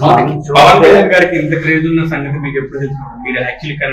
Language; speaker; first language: Telugu; native; Telugu